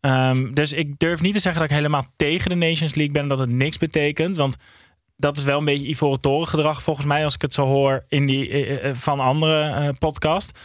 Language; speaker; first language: Dutch; native; Dutch